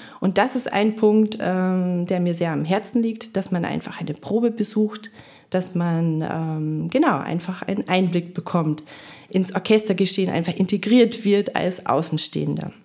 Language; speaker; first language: German; native; German